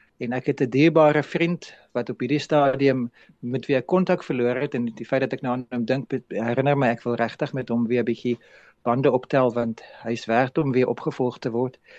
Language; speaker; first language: Afrikaans; native; Afrikaans